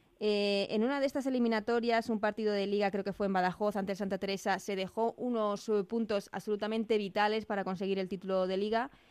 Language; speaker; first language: Spanish; native; Spanish